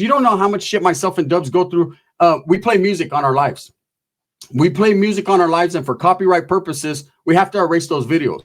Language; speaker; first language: English; native; English